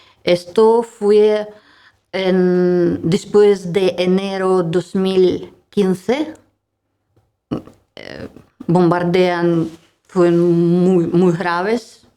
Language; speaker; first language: Spanish; non-native, learner; Russian